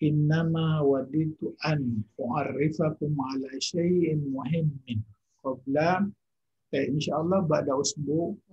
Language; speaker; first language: Arabic; non-native, fluent; Indonesian